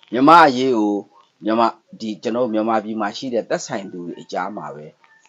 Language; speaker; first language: Burmese; non-native, local second language; Pa'o Karen